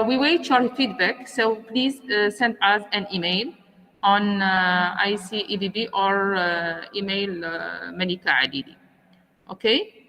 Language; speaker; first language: English; non-native, learner; Arabic